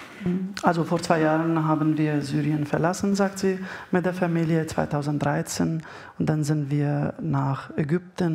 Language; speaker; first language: German; non-native, fluent; Arabic